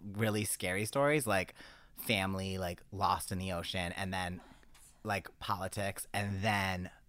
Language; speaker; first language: English; native; English